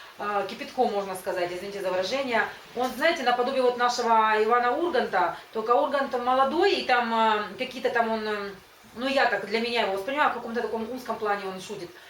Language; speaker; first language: Russian; native; Russian